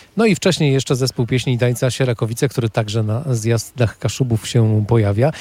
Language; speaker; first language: Polish; native; Polish